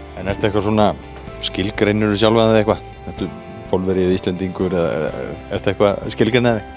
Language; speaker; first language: Icelandic; native; Icelandic